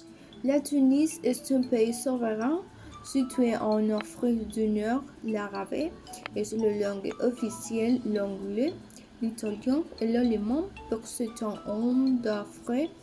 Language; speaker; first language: French; non-native, learner; Spanish